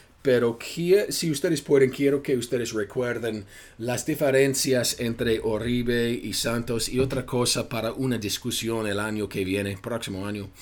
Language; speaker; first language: Spanish; non-native, fluent; English